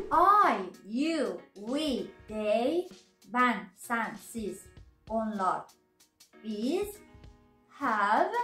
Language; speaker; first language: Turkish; non-native, learner; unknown